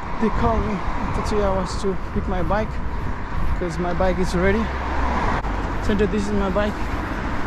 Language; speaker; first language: English; non-native, learner; Nepali